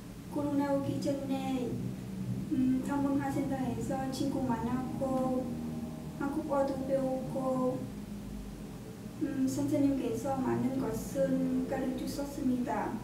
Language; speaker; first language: Korean; non-native, learner; Vietnamese